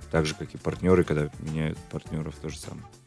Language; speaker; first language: Russian; native; Russian